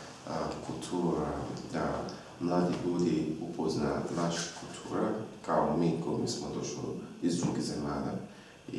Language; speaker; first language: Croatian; non-native, learner; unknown